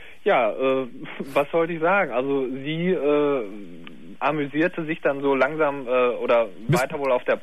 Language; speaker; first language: German; native; German